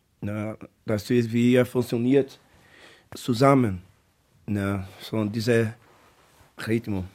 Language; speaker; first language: German; non-native, learner; Portuguese